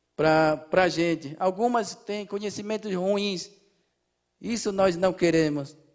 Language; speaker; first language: Portuguese; non-native, local second language; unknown